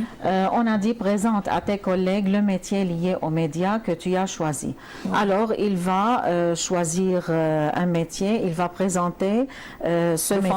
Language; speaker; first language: French; non-native, fluent; Arabic